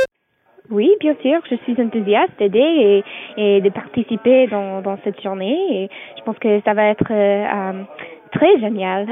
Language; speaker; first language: French; non-native, learner; English